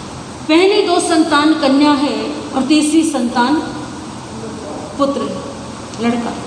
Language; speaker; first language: Hindi; native; Hindi